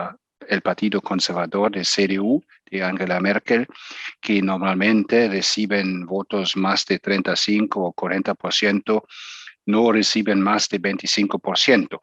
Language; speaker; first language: Spanish; non-native, fluent; German